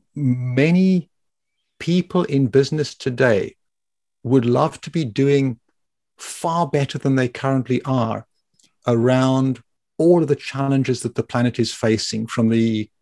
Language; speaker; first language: English; native; English